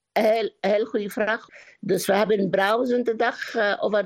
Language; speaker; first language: Dutch; non-native, learner; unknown